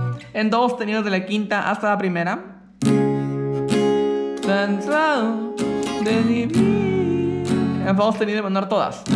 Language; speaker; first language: Spanish; native; Spanish